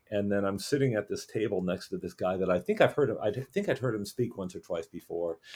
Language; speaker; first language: English; native; English